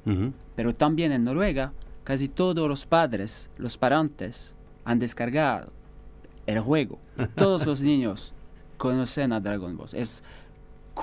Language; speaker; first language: Spanish; non-native, fluent; French